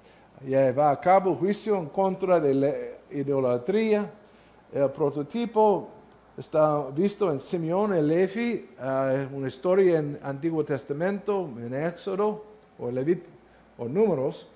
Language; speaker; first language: Spanish; non-native, learner; English